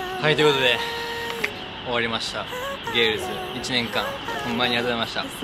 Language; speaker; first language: Japanese; native; Japanese